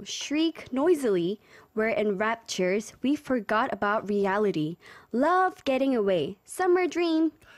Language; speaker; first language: English; early bilingual, other home language; Korean